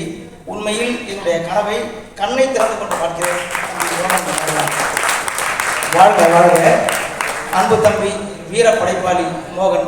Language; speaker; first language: Tamil; native; Tamil